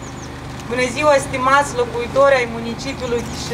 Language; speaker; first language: Romanian; non-native, local second language; Russian